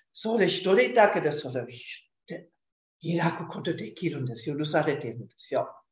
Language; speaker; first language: Japanese; non-native, fluent; German